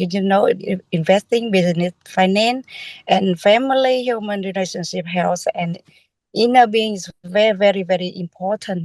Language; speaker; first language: English; non-native, learner; Vietnamese